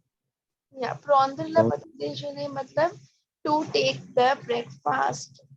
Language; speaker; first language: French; non-native, fluent; Hindi